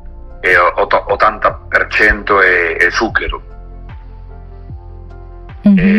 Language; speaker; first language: Italian; non-native, learner; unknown